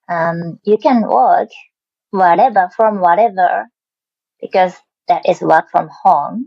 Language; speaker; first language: English; non-native, learner; Japanese